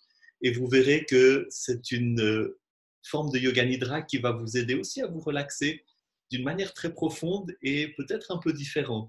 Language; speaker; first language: French; native; French